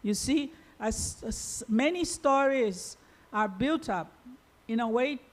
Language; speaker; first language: English; non-native, fluent; Portuguese